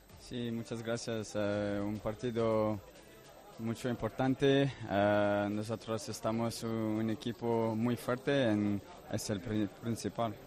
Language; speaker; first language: Spanish; non-native, learner; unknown